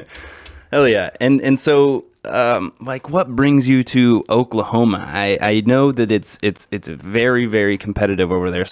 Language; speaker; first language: English; native; English